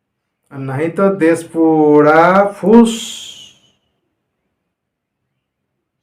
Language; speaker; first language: Hindi; non-native, fluent; Bangla